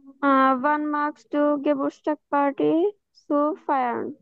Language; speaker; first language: German; non-native, learner; Bangla